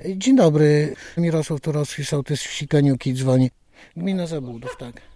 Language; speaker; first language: Polish; non-native, local second language; Belarusian